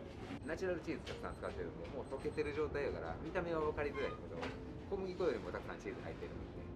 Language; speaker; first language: Japanese; native; Japanese